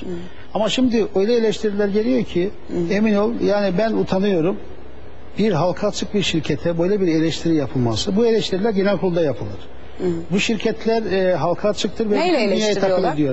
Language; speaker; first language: Turkish; native; Turkish